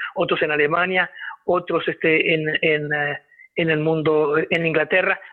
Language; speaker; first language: Spanish; native; Spanish